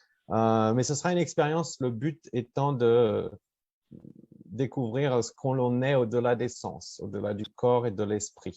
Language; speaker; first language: French; native; French